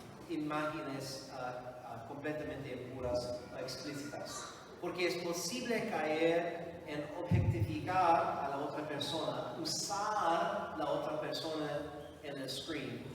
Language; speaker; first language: Spanish; non-native, fluent; English